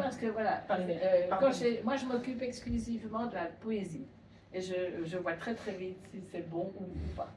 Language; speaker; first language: French; native; French